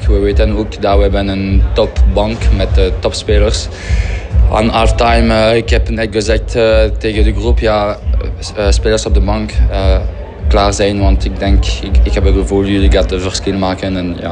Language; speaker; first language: Dutch; non-native, fluent; French